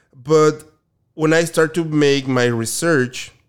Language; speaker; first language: English; non-native, fluent; Spanish